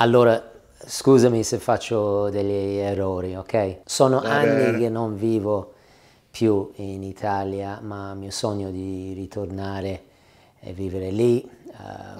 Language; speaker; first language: Italian; early bilingual, heritage; English